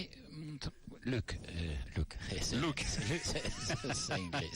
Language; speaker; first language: French; non-native, learner; Italian